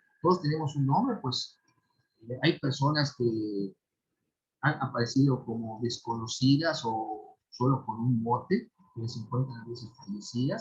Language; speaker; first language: Spanish; native; Spanish